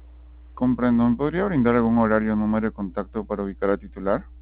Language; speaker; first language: Spanish; native; Spanish